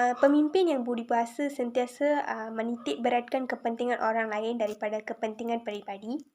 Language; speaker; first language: Malay; non-native, local second language; Tamil